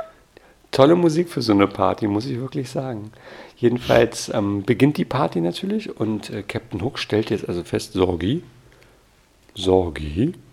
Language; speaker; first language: German; native; German